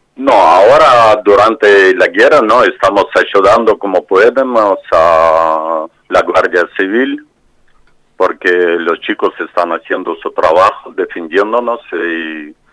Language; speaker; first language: Spanish; non-native, fluent; Russian